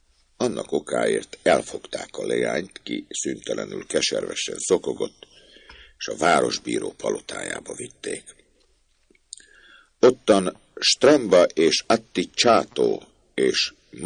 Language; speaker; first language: Hungarian; native; Hungarian